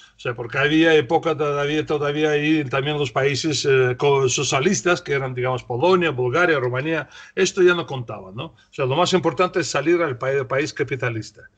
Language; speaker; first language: Spanish; non-native, fluent; Russian